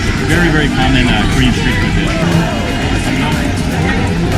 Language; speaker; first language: English; non-native, local second language; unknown